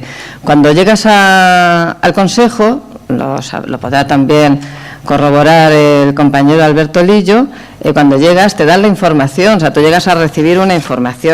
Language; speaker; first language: Spanish; native; Spanish